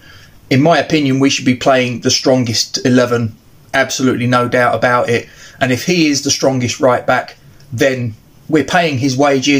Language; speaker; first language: English; native; English